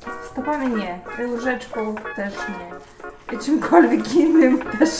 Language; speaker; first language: Polish; non-native, fluent; Ukrainian